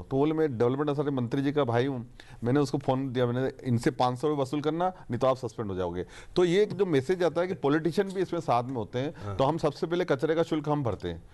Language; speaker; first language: Hindi; native; Hindi